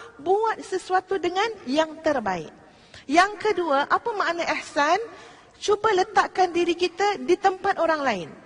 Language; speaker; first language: Malay; native; Malay